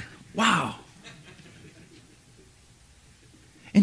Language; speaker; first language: Spanish; non-native, fluent; English